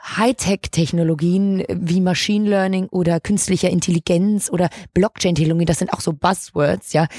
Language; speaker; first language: German; native; German